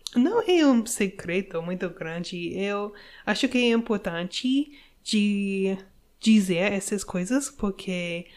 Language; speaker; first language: Portuguese; non-native, fluent; English